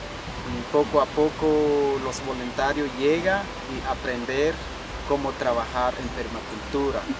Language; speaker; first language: Spanish; non-native, local second language; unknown